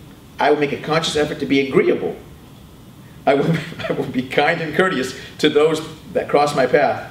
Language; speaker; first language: English; native; English